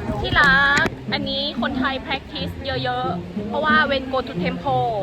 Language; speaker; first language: Thai; native; Thai